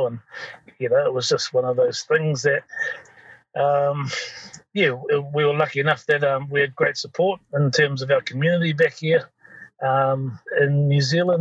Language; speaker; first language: English; native; English